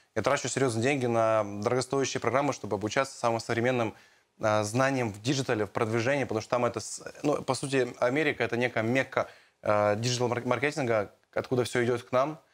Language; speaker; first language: Russian; native; Russian